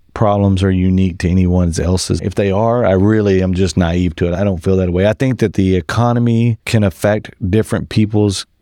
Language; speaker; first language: English; native; English